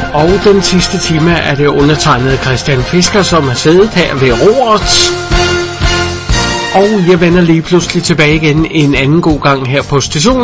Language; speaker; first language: Danish; native; Danish